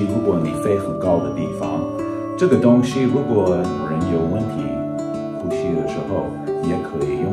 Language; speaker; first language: Chinese; non-native, learner; English